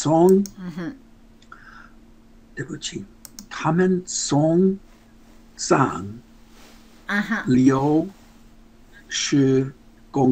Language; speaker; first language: Chinese; non-native, learner; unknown